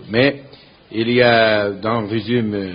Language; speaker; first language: French; non-native, learner; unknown